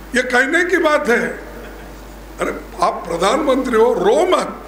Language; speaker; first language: Hindi; non-native, local second language; Kannada